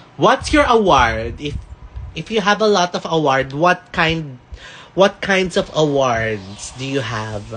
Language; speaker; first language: English; non-native, local second language; Filipino